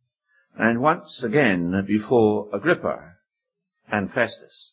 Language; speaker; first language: English; native; English